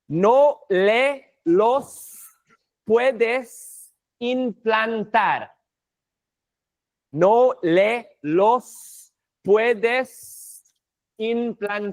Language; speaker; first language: Spanish; non-native, fluent; English